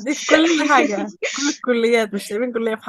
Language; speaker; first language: Arabic; native; Arabic